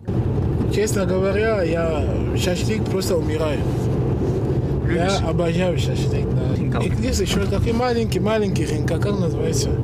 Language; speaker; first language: Russian; non-native, learner; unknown